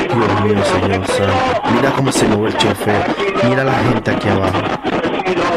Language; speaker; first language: Spanish; native; Spanish